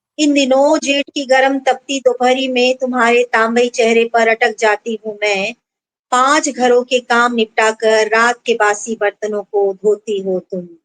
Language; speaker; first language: Hindi; non-native, local second language; Bangla